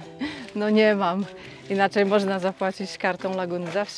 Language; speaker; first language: Polish; native; Polish